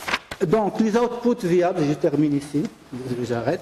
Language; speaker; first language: French; non-native, local second language; Arabic